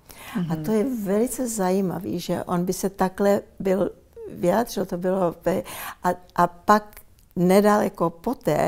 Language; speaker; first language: Czech; early bilingual, heritage; Czech